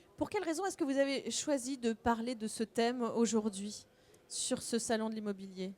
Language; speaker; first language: French; native; French